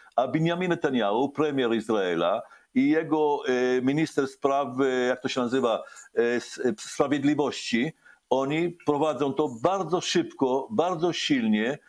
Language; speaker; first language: Polish; early bilingual, heritage; Hebrew